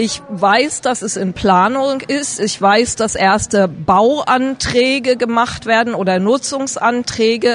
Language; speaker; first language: German; native; German